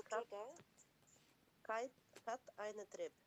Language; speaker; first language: German; non-native, learner; Macedonian